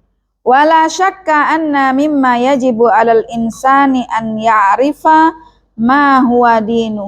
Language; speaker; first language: Arabic; non-native, fluent; Indonesian